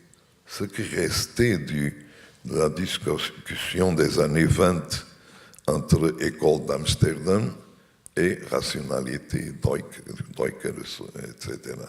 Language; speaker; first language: French; non-native, fluent; Portuguese